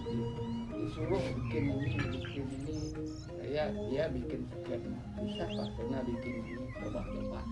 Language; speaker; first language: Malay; non-native, local second language; Balinese